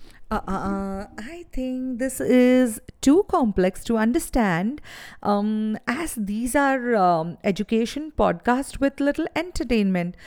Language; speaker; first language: English; non-native, local second language; Marathi